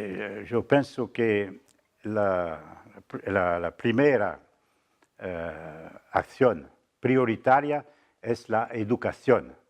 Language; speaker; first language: Spanish; non-native, fluent; French